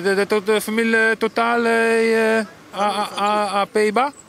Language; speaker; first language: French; non-native, learner; Western Frisian